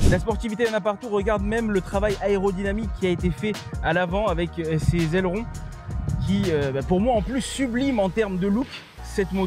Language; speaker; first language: French; native; French